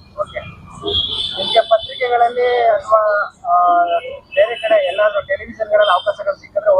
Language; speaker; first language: Kannada; native; Kannada